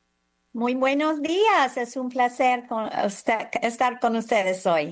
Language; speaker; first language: Spanish; non-native, fluent; English